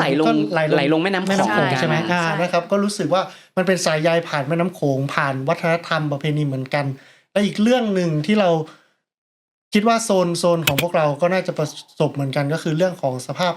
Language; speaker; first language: Thai; native; Thai